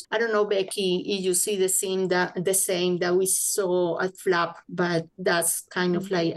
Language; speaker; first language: English; non-native, fluent; Spanish